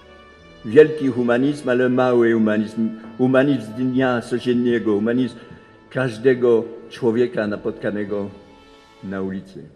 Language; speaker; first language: Polish; non-native, fluent; French